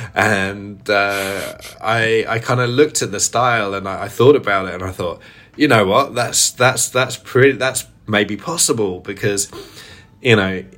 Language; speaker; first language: English; native; English